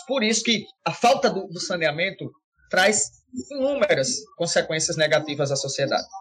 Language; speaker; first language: Portuguese; native; Portuguese